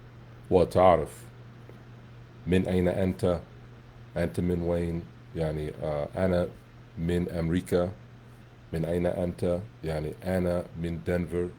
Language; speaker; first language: Arabic; non-native, fluent; English